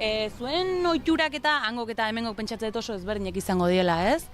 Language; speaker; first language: Basque; native; Basque